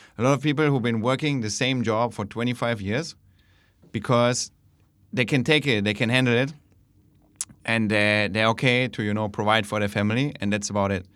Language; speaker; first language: English; non-native, fluent; German